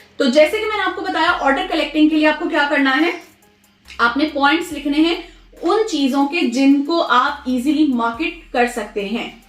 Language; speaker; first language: Urdu; native; Urdu